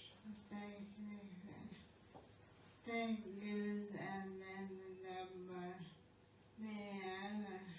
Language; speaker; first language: Swedish; non-native, fluent; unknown